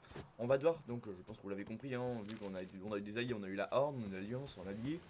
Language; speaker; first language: French; native; French